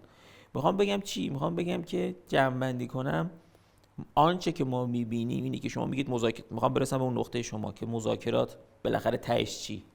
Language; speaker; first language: Persian; native; Persian